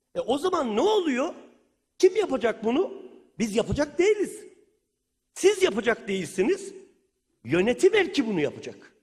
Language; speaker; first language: Turkish; native; Turkish